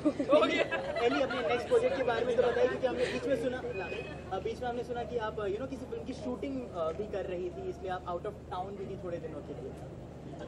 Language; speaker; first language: Hindi; native; Hindi